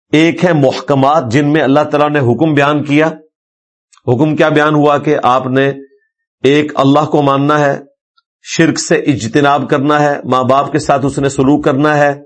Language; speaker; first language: Urdu; non-native, local second language; Punjabi